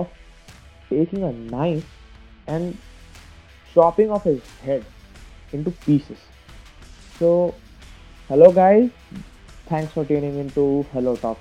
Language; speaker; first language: English; non-native, local second language; Hindi